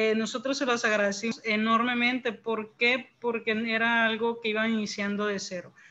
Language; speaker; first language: Spanish; native; Spanish